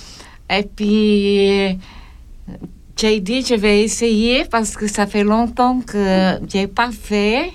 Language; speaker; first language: French; non-native, learner; Filipino